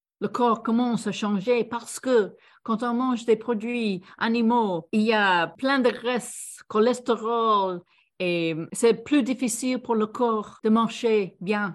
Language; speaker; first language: French; non-native, fluent; English